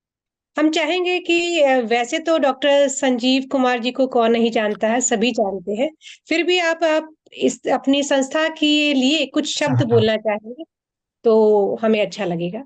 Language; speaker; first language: Hindi; non-native, local second language; Morisyen